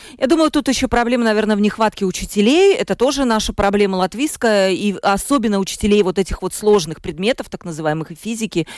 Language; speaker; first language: Russian; native; Russian